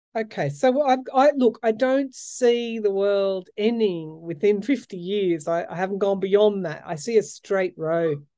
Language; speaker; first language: English; native; English